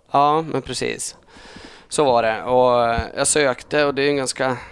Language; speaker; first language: Swedish; native; Swedish